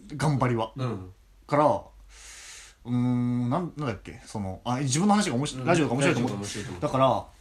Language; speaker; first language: Japanese; native; Japanese